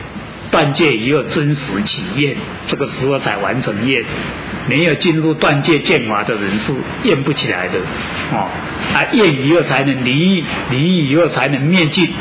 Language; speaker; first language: Chinese; native; Chinese